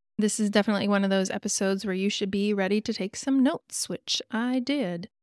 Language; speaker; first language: English; native; English